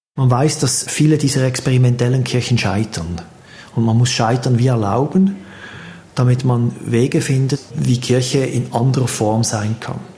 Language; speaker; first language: German; native; German